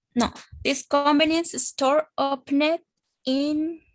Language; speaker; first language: English; non-native, learner; Spanish